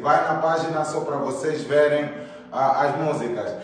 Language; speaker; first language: Portuguese; native; Portuguese